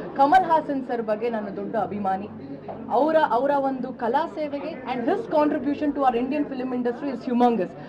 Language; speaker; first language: Kannada; native; Kannada